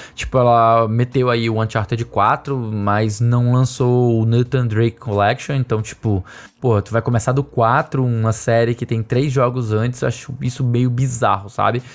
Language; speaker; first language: Portuguese; native; Portuguese